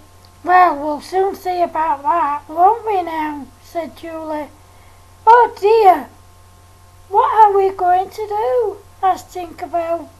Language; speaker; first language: English; native; English